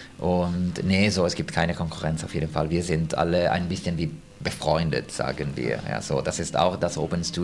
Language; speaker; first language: German; non-native, fluent; Italian